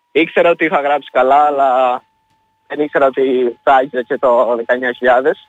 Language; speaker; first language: Greek; early bilingual, other home language; Albanian